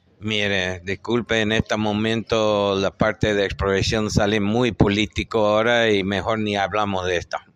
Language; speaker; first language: Spanish; non-native, fluent; English